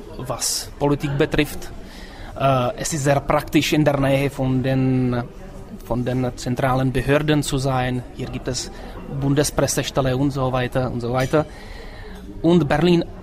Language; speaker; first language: German; non-native, fluent; Czech